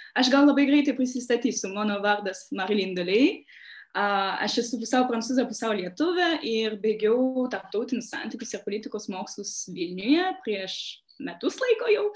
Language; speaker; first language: Lithuanian; early bilingual, heritage; Lithuanian